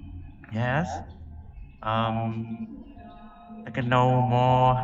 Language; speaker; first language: English; non-native, learner; Vietnamese